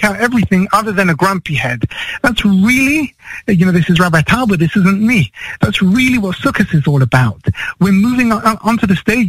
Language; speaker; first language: English; native; English